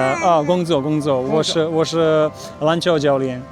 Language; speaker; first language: Chinese; non-native, learner; Serbian